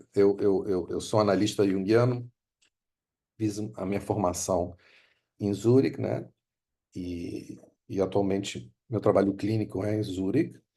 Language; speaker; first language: Portuguese; early bilingual, other home language; Italian